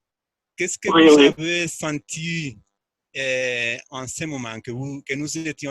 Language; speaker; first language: French; non-native, fluent; Spanish